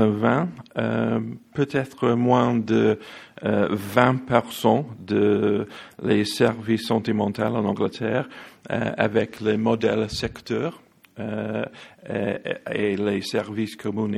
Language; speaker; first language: French; non-native, learner; English